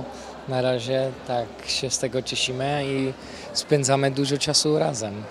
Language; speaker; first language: Polish; non-native, fluent; Czech